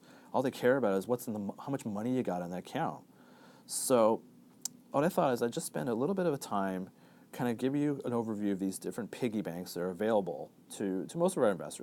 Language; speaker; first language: English; native; English